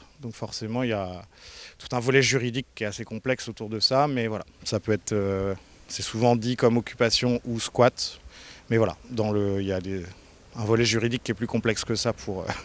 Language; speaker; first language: French; native; French